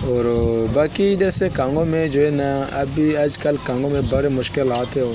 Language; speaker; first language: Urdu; non-native, learner; Swahili